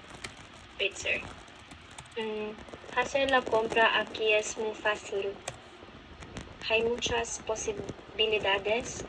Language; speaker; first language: Spanish; non-native, learner; Filipino